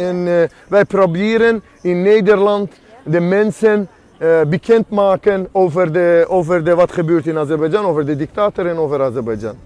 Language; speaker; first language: Dutch; non-native, fluent; Azerbaijani